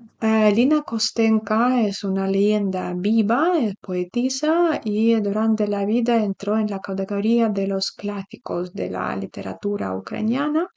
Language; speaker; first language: Spanish; non-native, fluent; Ukrainian